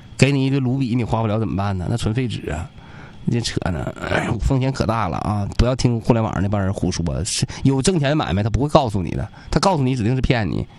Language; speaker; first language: Chinese; native; Chinese